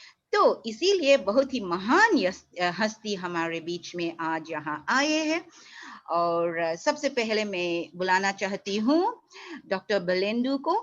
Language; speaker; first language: Hindi; non-native, fluent; English